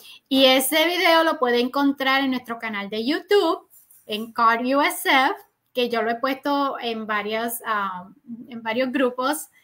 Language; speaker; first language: Spanish; native; Spanish